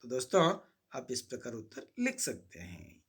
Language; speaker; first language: Hindi; non-native, local second language; Kannada